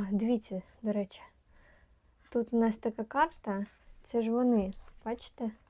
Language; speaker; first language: Ukrainian; non-native, local second language; Russian